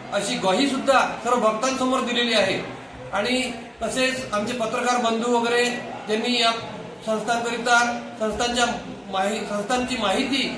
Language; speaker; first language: Marathi; native; Marathi